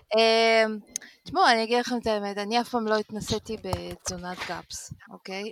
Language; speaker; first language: Hebrew; early bilingual, other home language; Russian